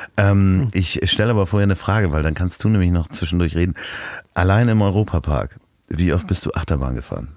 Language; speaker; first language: German; native; German